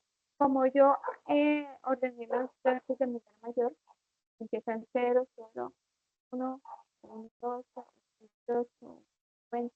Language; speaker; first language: Spanish; native; Spanish